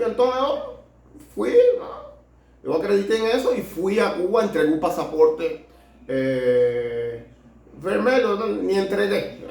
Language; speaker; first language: Portuguese; non-native, learner; Spanish